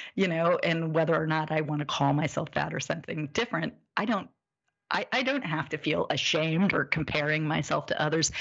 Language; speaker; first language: English; native; English